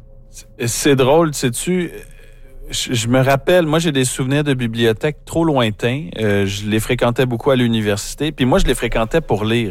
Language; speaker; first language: French; native; French